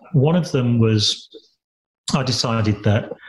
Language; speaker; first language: English; native; English